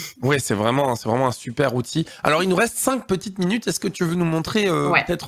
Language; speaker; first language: French; native; French